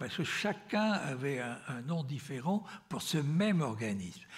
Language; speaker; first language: French; native; French